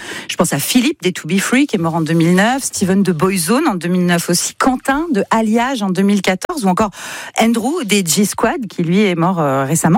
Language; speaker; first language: French; native; French